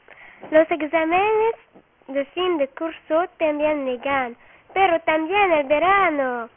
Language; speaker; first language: Spanish; non-native, learner; French